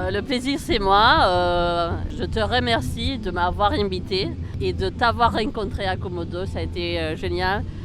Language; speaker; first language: French; early bilingual, heritage; Spanish